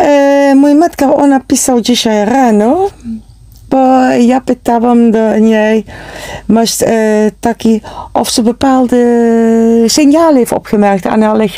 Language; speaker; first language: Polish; non-native, learner; Dutch